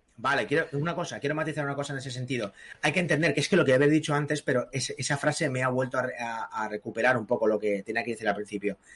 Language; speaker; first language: Spanish; native; Spanish